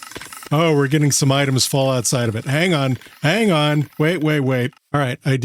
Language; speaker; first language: English; native; English